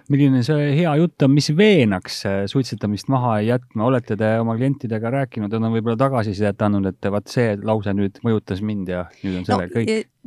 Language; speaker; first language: Estonian; native; Estonian